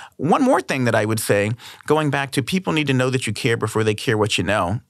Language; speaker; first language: English; native; English